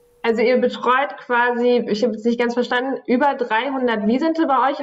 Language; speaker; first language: German; native; German